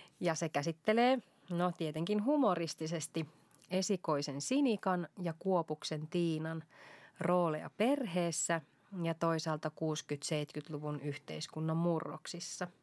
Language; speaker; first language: Finnish; native; Finnish